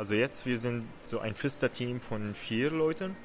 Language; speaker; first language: German; non-native, learner; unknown